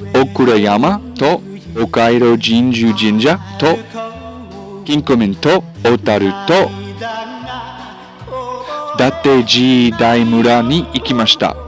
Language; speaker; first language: Japanese; non-native, learner; English